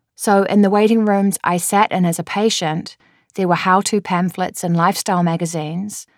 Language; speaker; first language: English; native; English